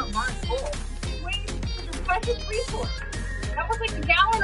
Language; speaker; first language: English; native; English